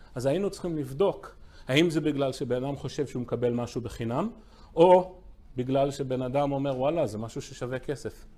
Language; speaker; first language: Hebrew; early bilingual, other home language; English